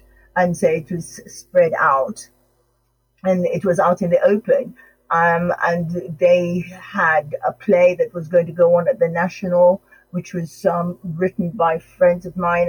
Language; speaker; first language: English; non-native, local second language; Krio